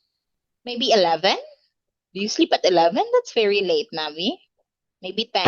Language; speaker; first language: English; non-native, local second language; Filipino